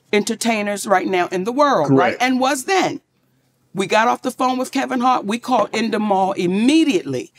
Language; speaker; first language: English; native; English